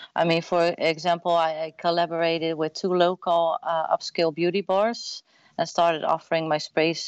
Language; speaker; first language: English; non-native, fluent; Dutch